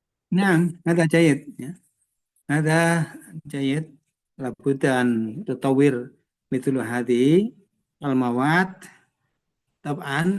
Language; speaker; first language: Arabic; non-native, fluent; Indonesian